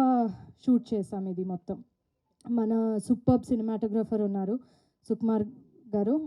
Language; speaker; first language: Telugu; non-native, fluent; Malayalam